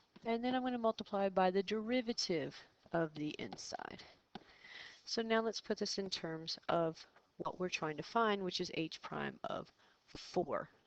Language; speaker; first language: English; native; English